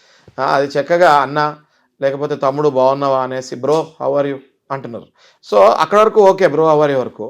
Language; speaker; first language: Telugu; native; Telugu